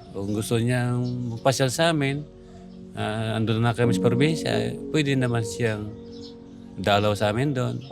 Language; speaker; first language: Filipino; non-native, local second language; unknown